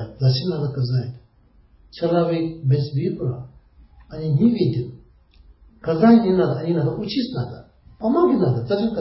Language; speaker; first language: Russian; non-native, learner; Tibetan